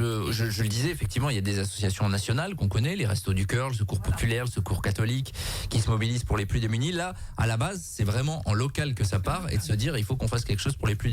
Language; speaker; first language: French; native; French